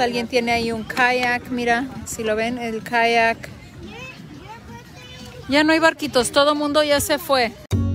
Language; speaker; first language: Spanish; early bilingual, heritage; Spanish